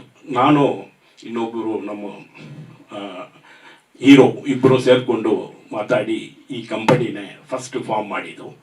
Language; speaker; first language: Kannada; non-native, fluent; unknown